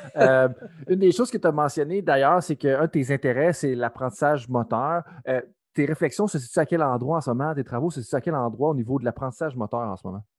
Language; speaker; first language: French; native; French